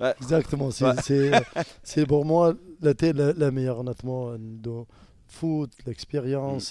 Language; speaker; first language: French; non-native, learner; Arabic